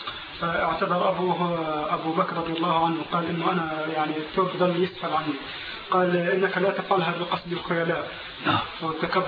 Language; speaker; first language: Arabic; native; Arabic